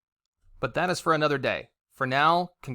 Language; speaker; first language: English; native; English